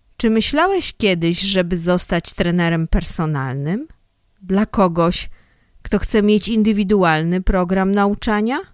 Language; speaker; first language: Polish; non-native, fluent; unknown